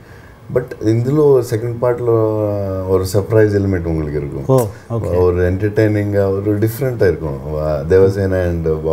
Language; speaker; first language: Tamil; non-native, learner; Telugu